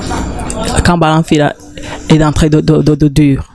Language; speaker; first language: French; non-native, learner; Rundi